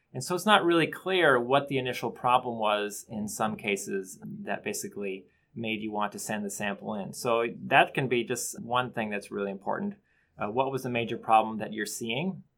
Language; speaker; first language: English; native; English